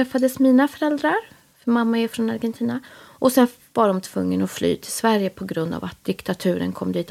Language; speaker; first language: Swedish; early bilingual, other home language; Spanish